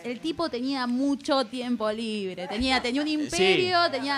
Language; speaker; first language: Spanish; native; Spanish